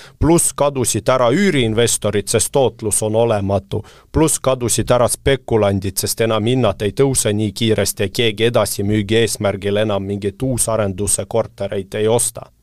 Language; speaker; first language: Estonian; non-native, local second language; Russian